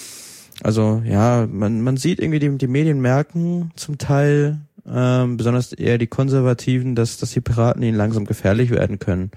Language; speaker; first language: German; native; German